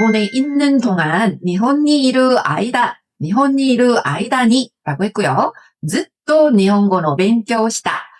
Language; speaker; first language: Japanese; non-native, fluent; Korean